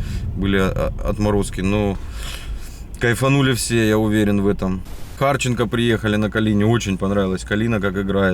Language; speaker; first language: Russian; native; Russian